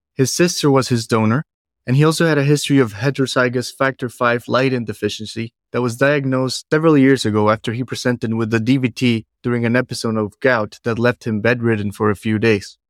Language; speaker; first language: English; non-native, fluent; Spanish